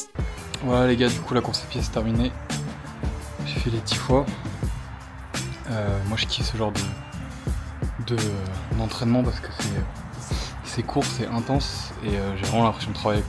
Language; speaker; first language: French; native; French